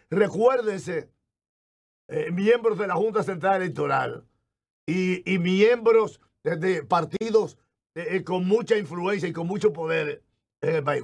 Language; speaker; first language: Spanish; native; Spanish